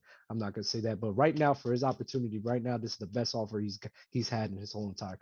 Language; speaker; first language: English; native; English